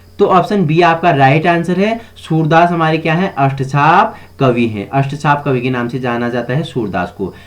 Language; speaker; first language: Hindi; native; Hindi